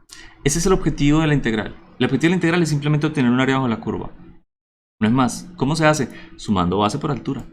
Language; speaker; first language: Spanish; native; Spanish